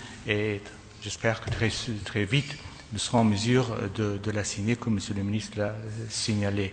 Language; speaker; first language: French; non-native, fluent; Persian